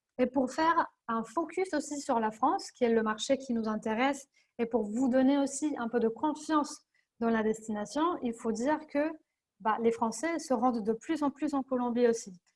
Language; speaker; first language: French; non-native, fluent; Spanish